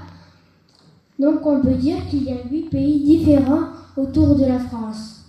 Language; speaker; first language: French; early bilingual, other home language; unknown